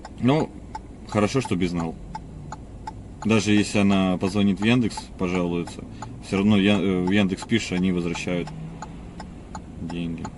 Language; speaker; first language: Russian; native; Russian